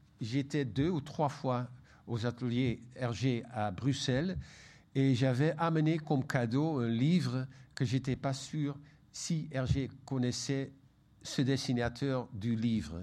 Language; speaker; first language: French; non-native, fluent; Dutch